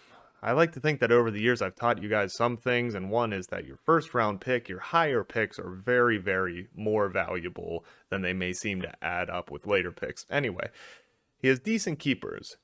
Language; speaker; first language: English; native; English